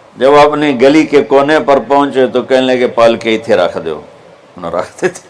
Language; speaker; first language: Urdu; non-native, local second language; Punjabi